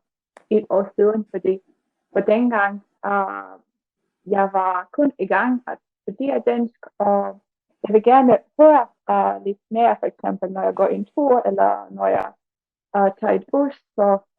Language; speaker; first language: Danish; non-native, learner; Russian